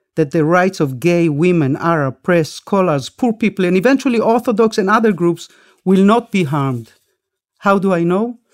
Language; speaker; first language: English; early bilingual, other home language; Spanish